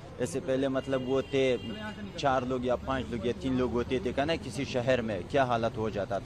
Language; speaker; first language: Hindi; non-native, fluent; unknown